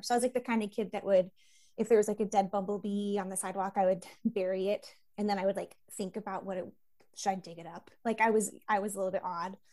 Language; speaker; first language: English; native; English